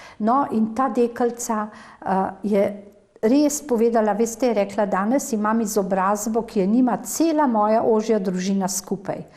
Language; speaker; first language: Slovenian; native; Slovenian